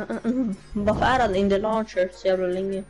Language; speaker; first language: Swedish; native; Swedish